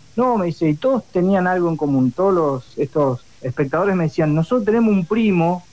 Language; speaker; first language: Spanish; native; Spanish